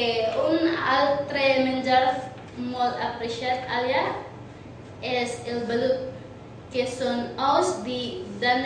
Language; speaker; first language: Catalan; non-native, learner; Cebuano